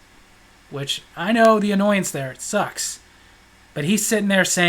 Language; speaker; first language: English; native; English